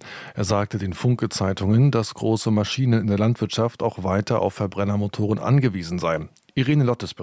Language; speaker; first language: German; native; German